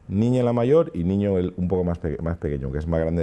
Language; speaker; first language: Spanish; native; Spanish